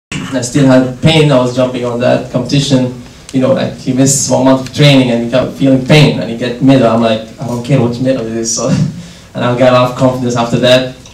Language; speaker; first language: English; non-native, fluent; Arabic